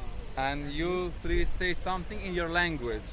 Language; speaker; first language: English; non-native, learner; Chinese